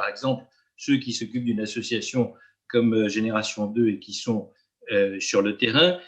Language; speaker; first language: French; native; French